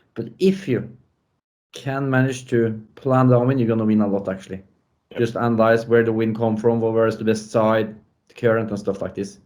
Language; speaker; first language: English; non-native, fluent; Norwegian